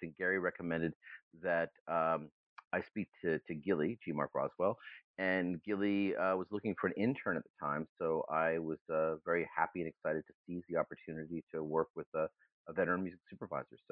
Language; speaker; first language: English; early bilingual, other home language; German